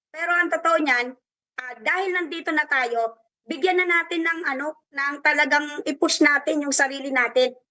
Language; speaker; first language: Filipino; native; Filipino